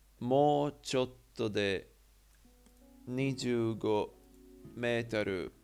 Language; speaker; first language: Japanese; non-native, learner; English